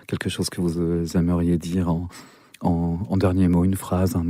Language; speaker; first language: French; native; French